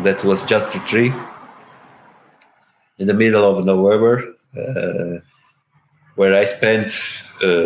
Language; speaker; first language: English; non-native, learner; Italian